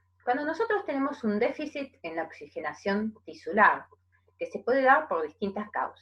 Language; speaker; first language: Spanish; native; Spanish